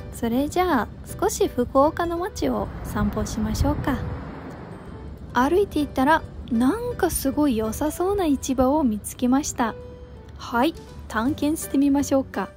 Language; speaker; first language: Japanese; non-native, fluent; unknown